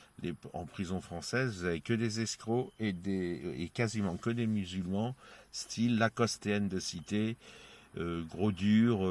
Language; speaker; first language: French; native; French